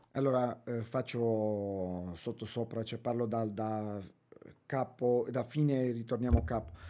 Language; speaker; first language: Italian; non-native, fluent; Romanian